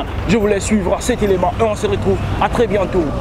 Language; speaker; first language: French; native; French